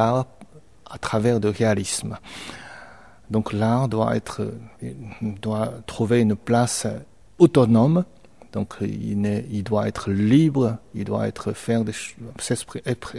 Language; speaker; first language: French; non-native, fluent; Chinese